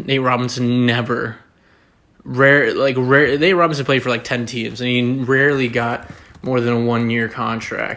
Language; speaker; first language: English; native; English